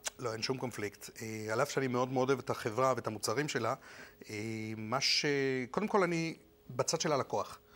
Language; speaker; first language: Hebrew; non-native, fluent; Spanish